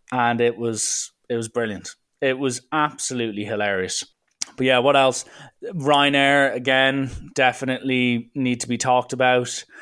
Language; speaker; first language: English; native; English